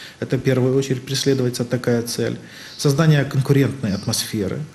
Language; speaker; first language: Russian; native; Russian